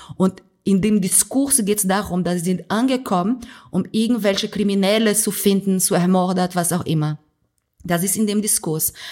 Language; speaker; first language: German; non-native, fluent; Portuguese